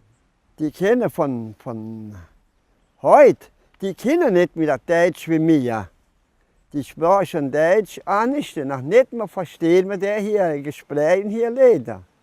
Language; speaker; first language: German; early bilingual, heritage; German